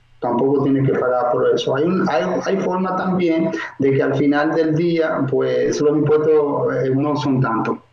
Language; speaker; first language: Spanish; native; Spanish